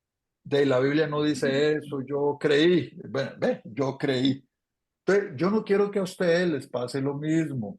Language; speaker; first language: Spanish; native; Spanish